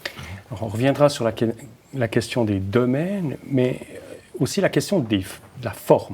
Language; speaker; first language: French; native; French